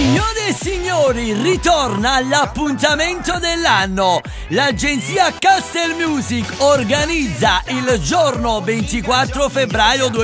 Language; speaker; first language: Italian; native; Italian